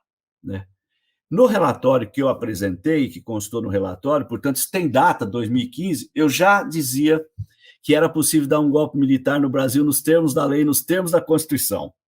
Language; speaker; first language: Portuguese; native; Portuguese